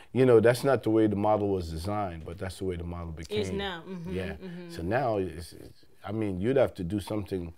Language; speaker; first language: English; native; English